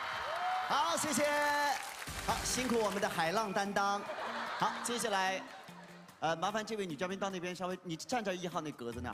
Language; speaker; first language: Chinese; native; Chinese